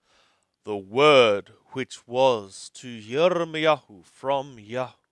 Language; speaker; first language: English; native; English